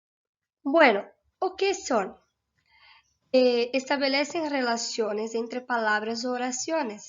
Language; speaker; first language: Spanish; non-native, fluent; Portuguese